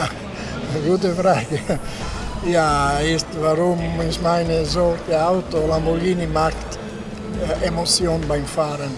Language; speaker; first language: German; non-native, fluent; Italian